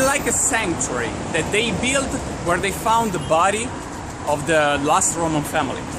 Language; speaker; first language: English; non-native, fluent; Italian